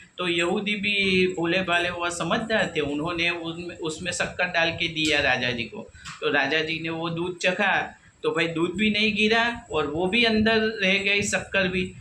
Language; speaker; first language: Hindi; non-native, local second language; Gujarati